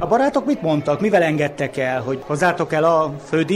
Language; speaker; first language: Hungarian; native; Hungarian